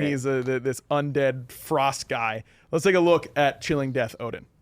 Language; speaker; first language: English; native; English